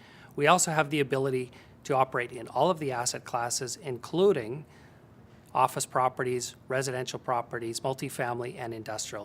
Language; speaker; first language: English; native; English